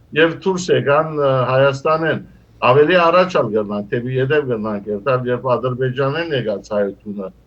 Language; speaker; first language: Armenian; early bilingual, heritage; Armenian